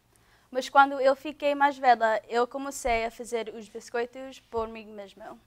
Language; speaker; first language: Portuguese; non-native, learner; English